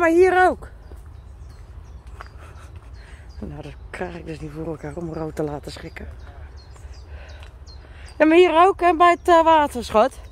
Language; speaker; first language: Dutch; native; Dutch